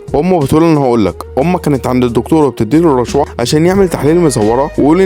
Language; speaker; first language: Arabic; native; Arabic